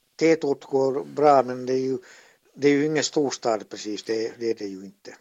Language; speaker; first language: Swedish; native; Swedish